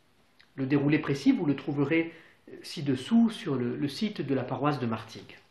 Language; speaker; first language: French; native; French